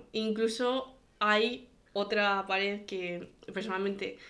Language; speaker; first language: Spanish; early bilingual, other home language; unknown